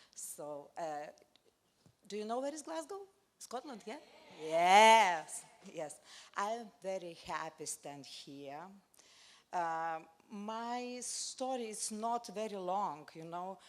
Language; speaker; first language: English; non-native, learner; Lithuanian